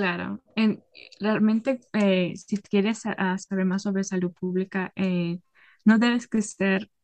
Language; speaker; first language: Spanish; early bilingual, heritage; Spanish